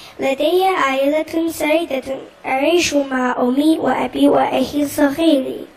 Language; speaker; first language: Arabic; non-native, learner; Indonesian